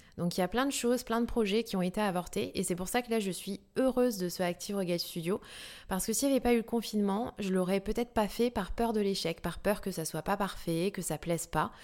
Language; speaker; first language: French; native; French